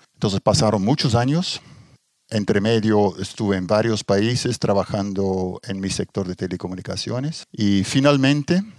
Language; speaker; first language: Spanish; non-native, fluent; Dutch